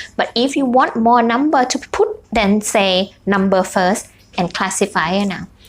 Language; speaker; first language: English; non-native, fluent; Thai